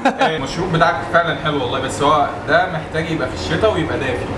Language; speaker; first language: Arabic; native; Arabic